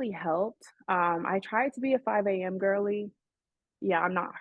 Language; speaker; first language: English; native; English